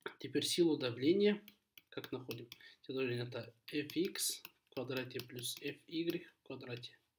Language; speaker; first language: Russian; non-native, local second language; Kazakh